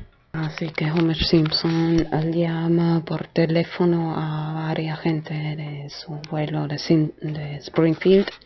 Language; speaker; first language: Spanish; non-native, fluent; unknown